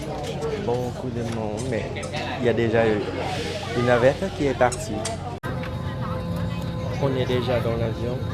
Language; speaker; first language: French; non-native, fluent; Vietnamese